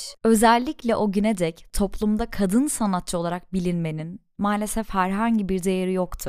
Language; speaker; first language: Turkish; native; Turkish